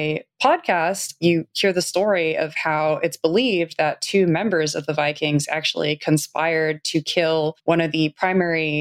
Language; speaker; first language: English; native; English